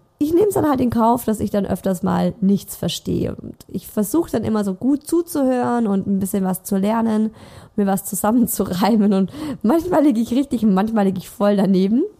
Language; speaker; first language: German; native; German